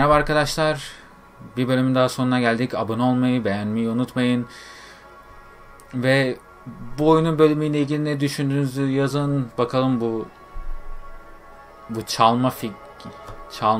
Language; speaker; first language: Turkish; native; Turkish